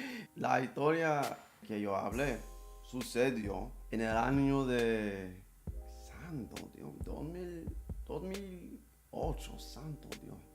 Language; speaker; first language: Spanish; non-native, learner; English